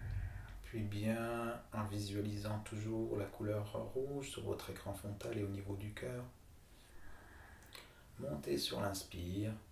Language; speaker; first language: French; native; French